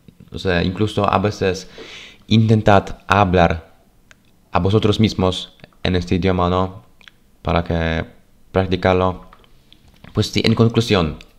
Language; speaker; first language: Spanish; non-native, fluent; Polish